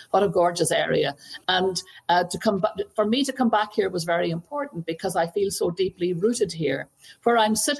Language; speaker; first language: English; native; English